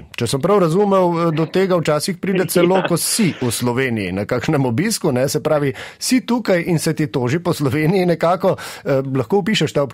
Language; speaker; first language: Slovenian; native; Slovenian